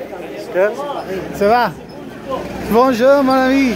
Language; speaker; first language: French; non-native, learner; English